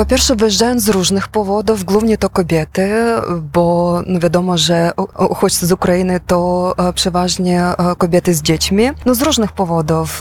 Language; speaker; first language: Polish; non-native, fluent; Ukrainian